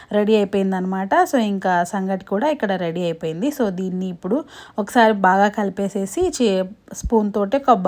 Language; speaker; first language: Telugu; non-native, local second language; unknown